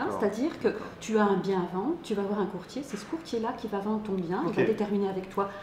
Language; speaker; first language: French; native; French